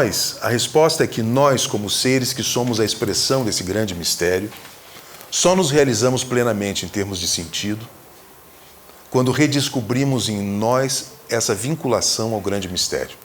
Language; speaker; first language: Portuguese; native; Portuguese